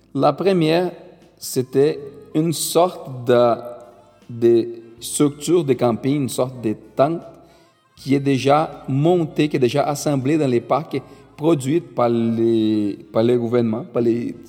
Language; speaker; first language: French; non-native, fluent; Portuguese